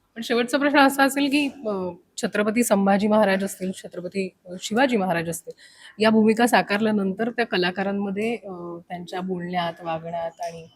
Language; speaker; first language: Marathi; native; Marathi